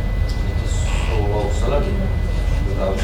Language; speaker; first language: English; non-native, learner; Arabic